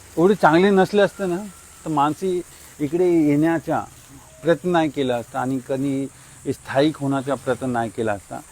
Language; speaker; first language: Marathi; non-native, local second language; Hindi